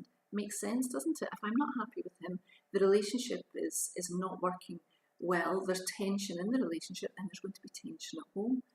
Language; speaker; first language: English; native; English